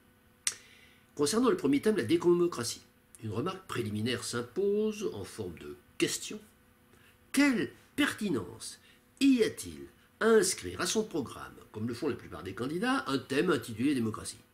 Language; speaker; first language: French; native; French